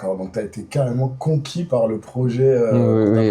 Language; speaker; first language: French; native; French